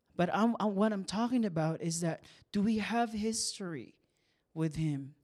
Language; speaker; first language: English; non-native, local second language; Filipino